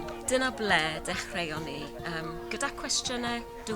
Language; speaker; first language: Welsh; non-native, learner; English